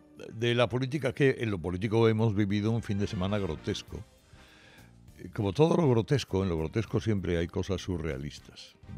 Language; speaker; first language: Spanish; native; Spanish